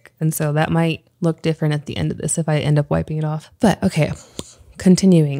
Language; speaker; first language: English; native; English